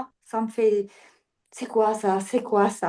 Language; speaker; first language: French; non-native, learner; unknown